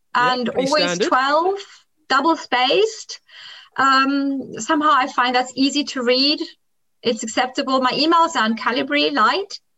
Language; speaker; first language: English; non-native, local second language; German